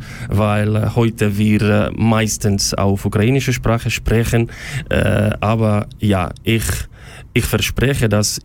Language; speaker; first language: German; non-native, learner; Ukrainian